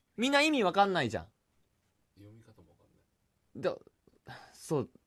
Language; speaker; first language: Japanese; early bilingual, heritage; Japanese